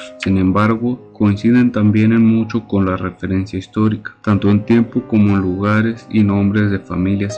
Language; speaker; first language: Spanish; native; Spanish